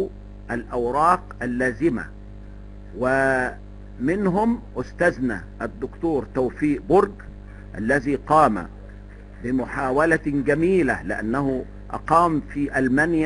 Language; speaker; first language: Arabic; native; Arabic